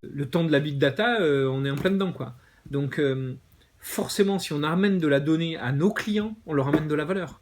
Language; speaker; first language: French; native; French